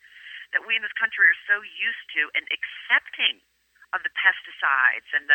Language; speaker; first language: English; native; English